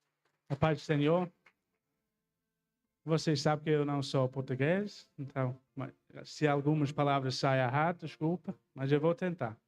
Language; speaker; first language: Portuguese; non-native, fluent; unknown